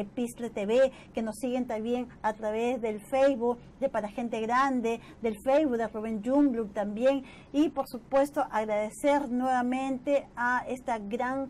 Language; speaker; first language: Spanish; native; Spanish